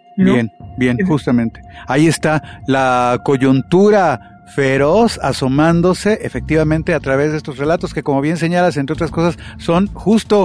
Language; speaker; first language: Spanish; native; Spanish